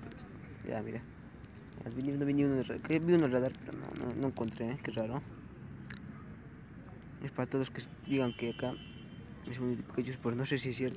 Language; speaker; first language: Spanish; native; Spanish